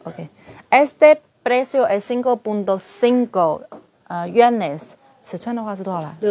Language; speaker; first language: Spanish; non-native, learner; Chinese